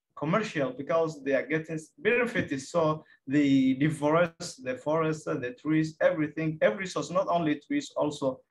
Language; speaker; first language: English; non-native, fluent; Somali